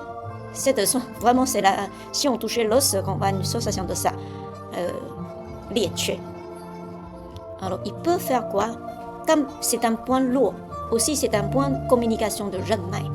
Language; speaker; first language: French; non-native, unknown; Chinese